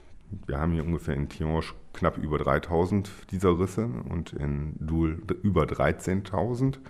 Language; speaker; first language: German; native; German